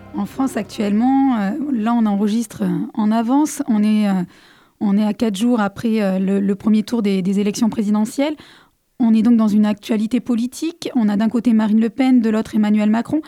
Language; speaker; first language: French; native; French